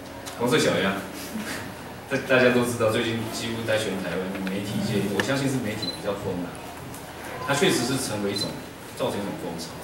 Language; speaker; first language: Chinese; native; Chinese